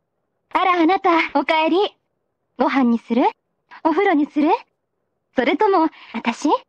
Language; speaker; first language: Japanese; native; Japanese